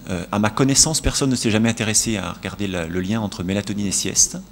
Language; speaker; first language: French; native; French